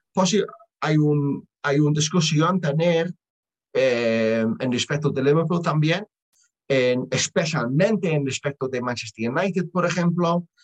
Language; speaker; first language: Spanish; non-native, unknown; English